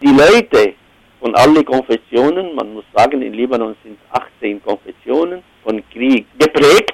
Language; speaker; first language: German; non-native, fluent; Arabic